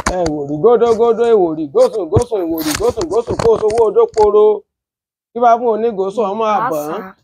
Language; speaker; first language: Yoruba; native; Yoruba